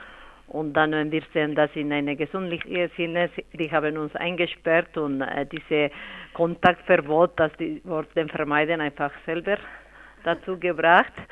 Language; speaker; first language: German; non-native, fluent; Spanish